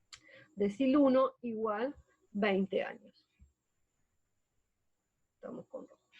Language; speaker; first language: Spanish; native; Spanish